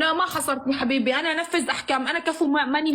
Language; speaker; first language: Arabic; native; Arabic